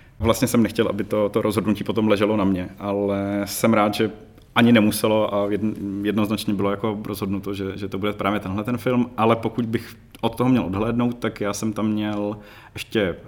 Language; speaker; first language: Czech; native; Czech